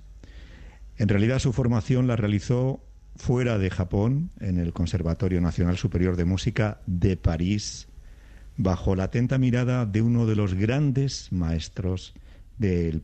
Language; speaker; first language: Spanish; native; Spanish